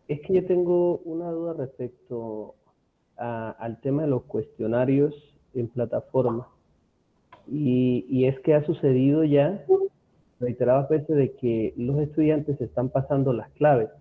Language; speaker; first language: Spanish; native; Spanish